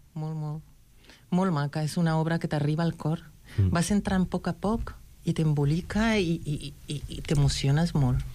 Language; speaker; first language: Catalan; non-native, fluent; Spanish